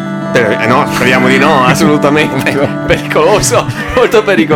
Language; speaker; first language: Italian; native; Italian